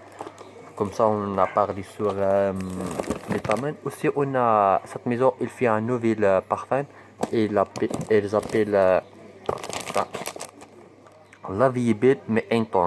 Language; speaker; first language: French; non-native, learner; Arabic